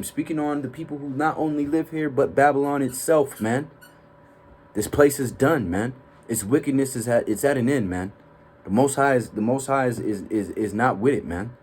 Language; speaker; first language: English; native; English